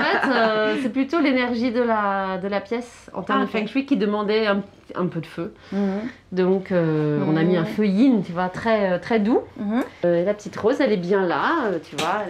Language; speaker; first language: French; native; French